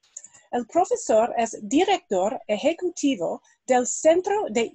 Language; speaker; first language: Spanish; non-native, learner; English